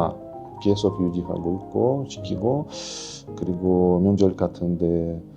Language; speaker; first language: Korean; non-native, fluent; Russian